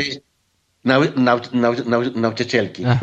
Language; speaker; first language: Polish; non-native, learner; Spanish